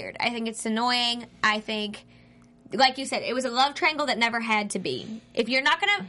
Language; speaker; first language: English; native; English